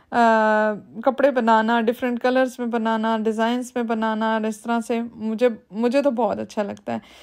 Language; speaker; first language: Urdu; native; Urdu